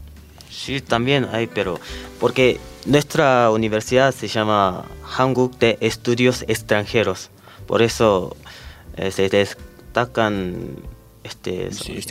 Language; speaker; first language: Spanish; non-native, fluent; Korean